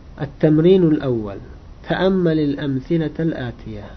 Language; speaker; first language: Arabic; non-native, fluent; Uzbek